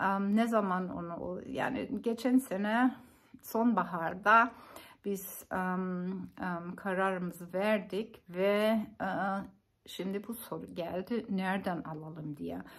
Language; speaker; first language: Turkish; non-native, learner; German